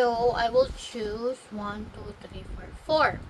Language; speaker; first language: English; non-native, local second language; Filipino